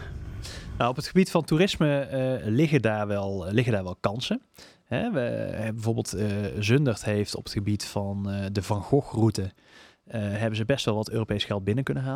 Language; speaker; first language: Dutch; native; Dutch